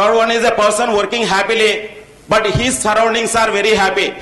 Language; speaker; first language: English; non-native, local second language; Telugu